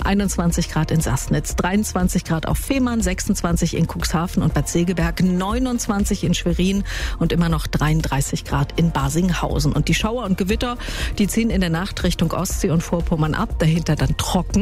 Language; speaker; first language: German; native; German